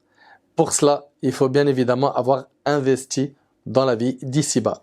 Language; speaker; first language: French; native; French